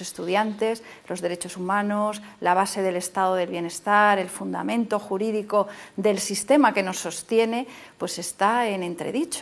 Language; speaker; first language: Spanish; native; Spanish